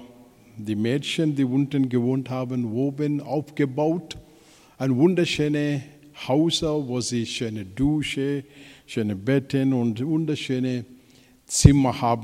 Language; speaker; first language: German; non-native, fluent; Telugu